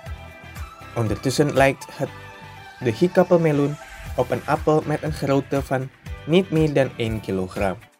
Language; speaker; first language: Dutch; non-native, fluent; Indonesian